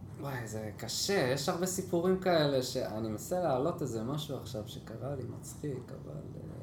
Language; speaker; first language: Hebrew; native; Hebrew